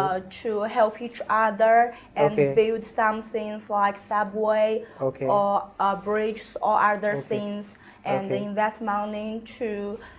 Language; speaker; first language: English; non-native, learner; Chinese